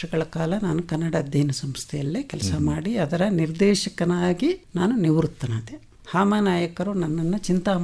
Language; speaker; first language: Kannada; non-native, local second language; Telugu